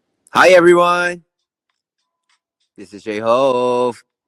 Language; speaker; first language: English; non-native, learner; Korean